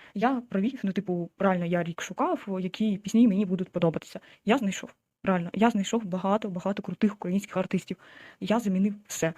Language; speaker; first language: Ukrainian; non-native, local second language; Russian